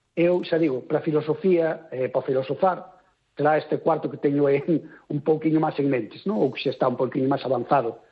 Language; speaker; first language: Galician; native; Galician